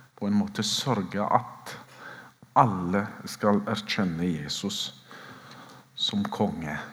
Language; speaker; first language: Norwegian; non-native, fluent; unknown